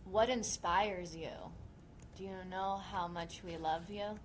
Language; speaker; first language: English; native; English